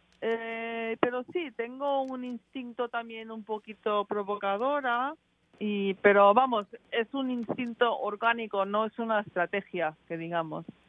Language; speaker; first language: Spanish; early bilingual, heritage; Spanish